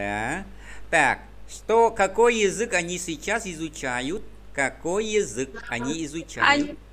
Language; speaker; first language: Russian; non-native, fluent; Vietnamese